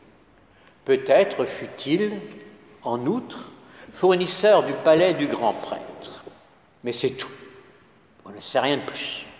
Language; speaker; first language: French; native; French